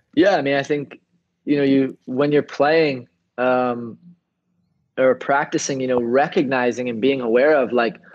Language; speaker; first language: English; native; English